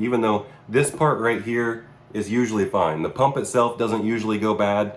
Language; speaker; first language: English; native; English